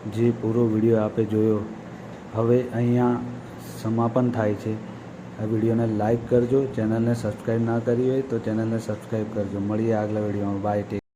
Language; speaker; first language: Gujarati; native; Gujarati